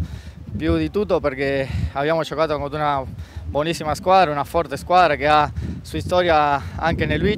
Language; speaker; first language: Italian; non-native, fluent; Spanish